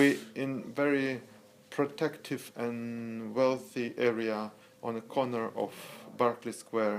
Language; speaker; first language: English; non-native, learner; Russian